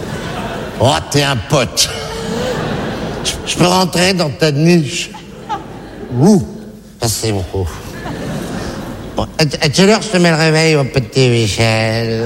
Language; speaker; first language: French; native; French